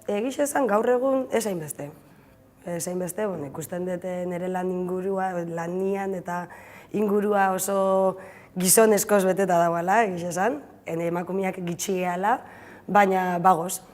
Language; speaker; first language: Basque; native; Basque